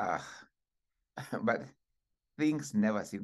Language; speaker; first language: English; non-native, local second language; Kikuyu